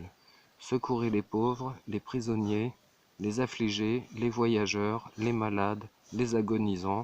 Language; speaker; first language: French; native; French